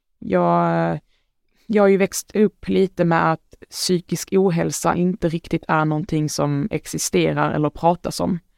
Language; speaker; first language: Swedish; early bilingual, other home language; Arabic